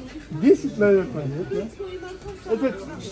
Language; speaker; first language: Russian; non-native, local second language; Kazakh